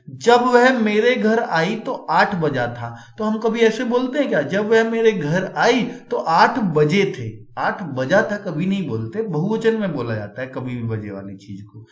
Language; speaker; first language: Hindi; native; Hindi